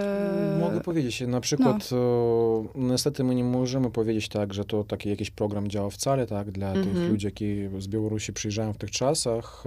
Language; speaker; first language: Polish; non-native, fluent; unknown